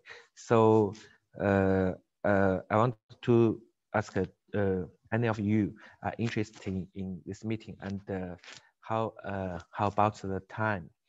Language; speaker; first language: English; non-native, learner; Chinese